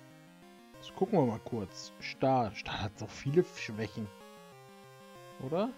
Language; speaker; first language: German; native; German